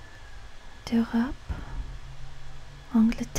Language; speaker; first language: French; non-native, learner; English